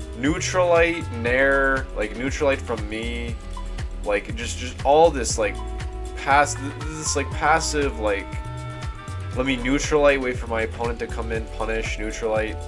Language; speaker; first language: English; native; English